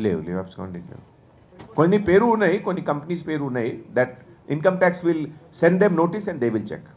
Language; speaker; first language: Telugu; non-native, fluent; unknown